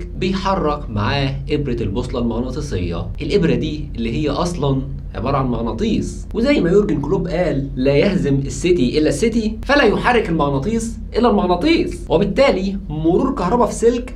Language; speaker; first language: Arabic; native; Arabic